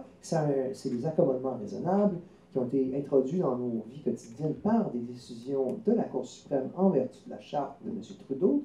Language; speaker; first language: French; native; French